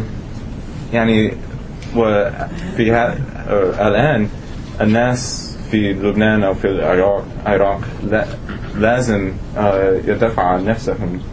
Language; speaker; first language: Arabic; non-native, learner; English